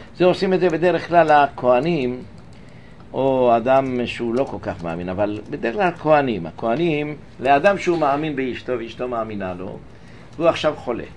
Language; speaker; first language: Hebrew; native; Hebrew